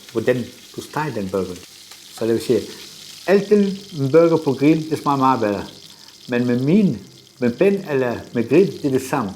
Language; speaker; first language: Danish; non-native, fluent; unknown